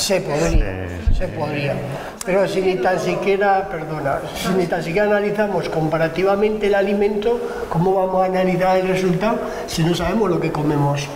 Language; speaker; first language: Spanish; native; Spanish